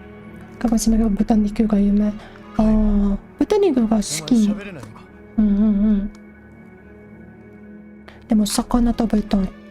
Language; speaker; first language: Japanese; non-native, learner; English